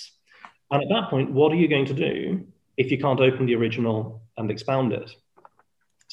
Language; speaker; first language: English; non-native, fluent; Spanish